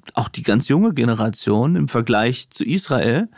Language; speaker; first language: German; native; German